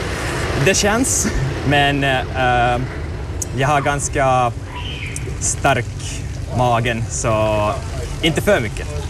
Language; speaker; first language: Swedish; non-native, learner; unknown